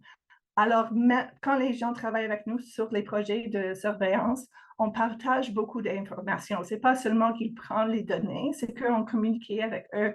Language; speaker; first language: French; non-native, fluent; English